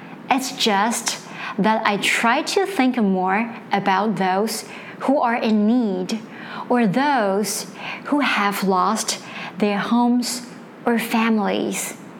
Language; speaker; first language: English; non-native, fluent; Chinese